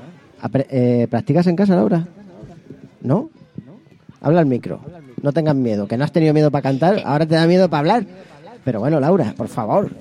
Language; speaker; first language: Spanish; native; Spanish